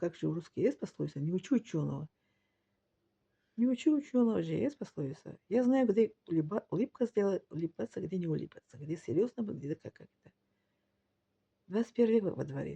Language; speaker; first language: Russian; non-native, learner; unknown